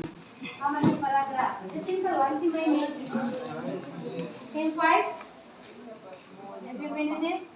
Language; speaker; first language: English; non-native, learner; Indonesian